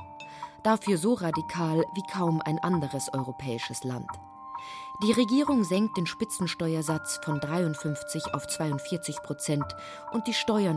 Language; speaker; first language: German; native; German